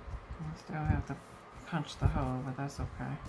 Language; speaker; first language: English; native; English